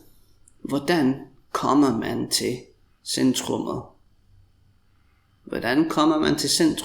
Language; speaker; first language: Danish; non-native, fluent; English